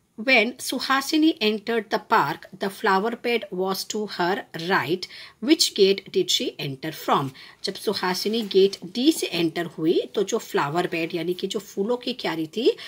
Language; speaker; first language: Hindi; non-native, local second language; Gujarati